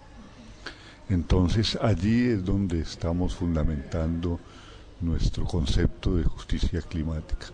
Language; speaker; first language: Spanish; native; Spanish